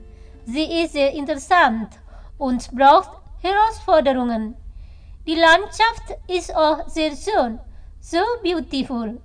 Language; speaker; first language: German; non-native, learner; Indonesian